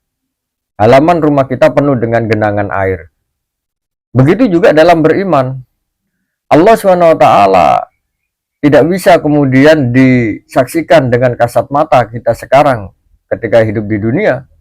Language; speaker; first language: Indonesian; native; Indonesian